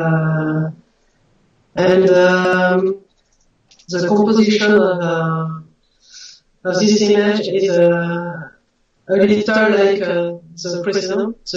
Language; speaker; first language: English; non-native, learner; French